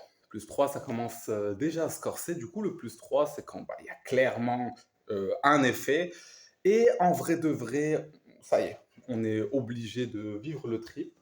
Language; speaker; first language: French; native; French